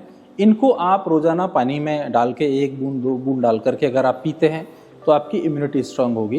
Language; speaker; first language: Hindi; native; Hindi